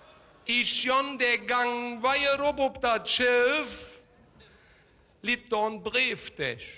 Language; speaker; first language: German; native; German